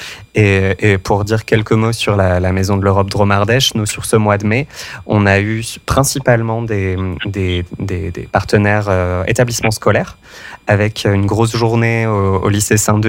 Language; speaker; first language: French; native; French